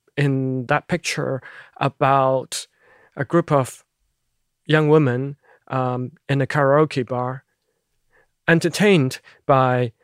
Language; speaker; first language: English; non-native, local second language; Cantonese